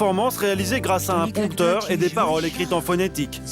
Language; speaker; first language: French; native; French